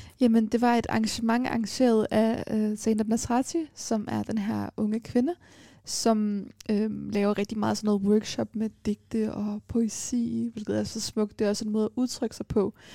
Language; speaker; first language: Danish; early bilingual, other home language; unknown